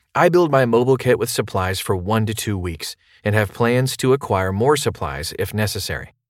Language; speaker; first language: English; native; English